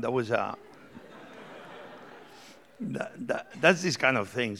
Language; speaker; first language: English; non-native, fluent; Spanish